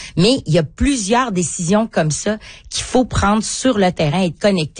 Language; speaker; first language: French; native; French